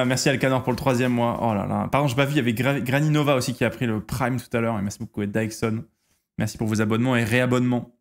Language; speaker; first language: French; native; French